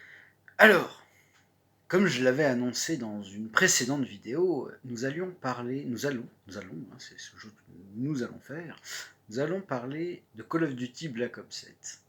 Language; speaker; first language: French; native; French